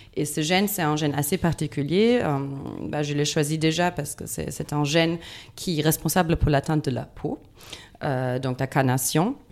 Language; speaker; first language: French; non-native, fluent; German